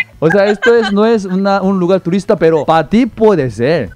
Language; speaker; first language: Spanish; non-native, learner; Korean